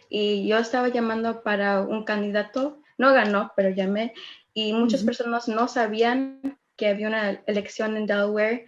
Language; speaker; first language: Spanish; early bilingual, heritage; Spanish